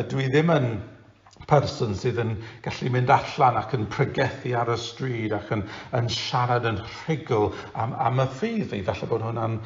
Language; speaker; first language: Welsh; non-native, fluent; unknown